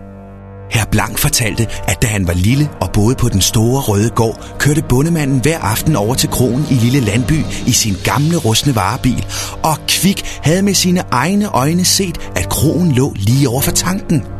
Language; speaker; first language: Danish; native; Danish